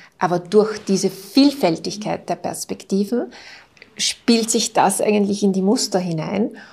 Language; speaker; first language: German; native; German